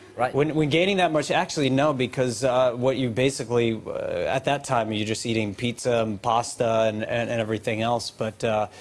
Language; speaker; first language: English; native; English